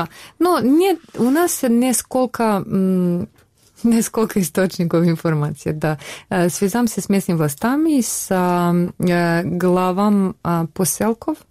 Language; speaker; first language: Russian; non-native, learner; Bosnian